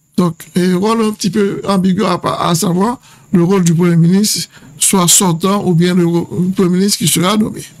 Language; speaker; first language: French; non-native, local second language; Haitian Creole